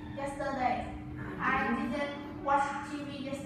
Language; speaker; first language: English; non-native, learner; Vietnamese